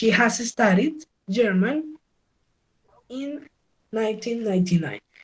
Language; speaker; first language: English; non-native, learner; Spanish